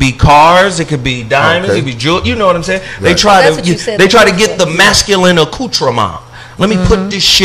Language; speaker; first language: English; native; English